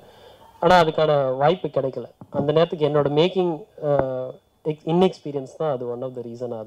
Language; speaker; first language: Tamil; native; Tamil